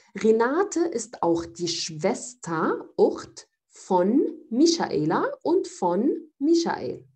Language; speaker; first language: German; non-native, fluent; Arabic